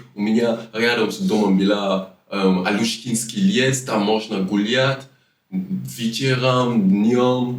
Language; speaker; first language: Russian; non-native, fluent; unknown